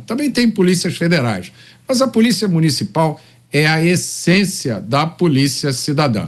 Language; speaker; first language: Portuguese; native; Portuguese